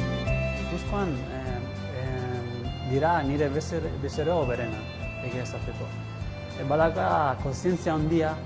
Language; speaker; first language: Basque; non-native, learner; Italian